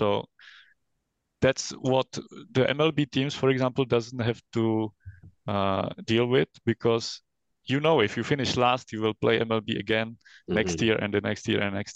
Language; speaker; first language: English; non-native, fluent; Czech